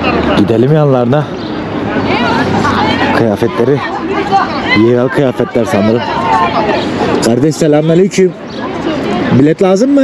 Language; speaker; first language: Turkish; native; Turkish